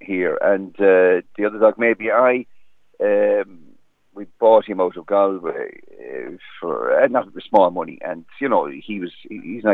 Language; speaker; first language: English; native; English